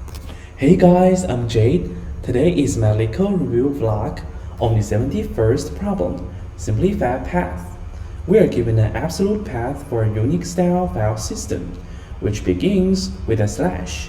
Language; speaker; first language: English; non-native, fluent; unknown